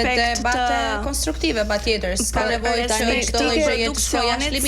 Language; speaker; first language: Albanian; native; Albanian